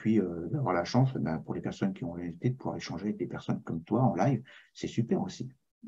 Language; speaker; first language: French; native; French